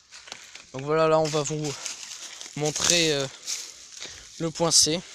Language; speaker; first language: French; native; French